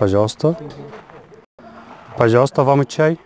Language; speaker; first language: Russian; non-native, learner; Arabic